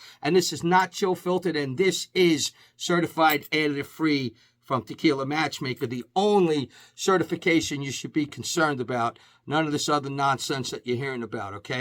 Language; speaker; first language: English; native; English